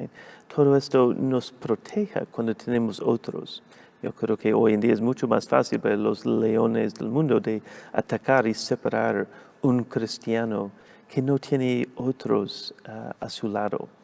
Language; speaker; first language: Spanish; non-native, fluent; English